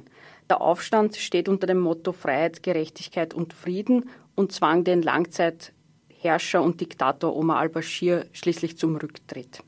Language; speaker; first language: German; native; German